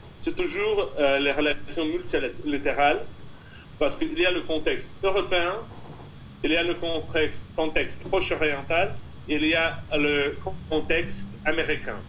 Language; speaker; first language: French; non-native, fluent; Russian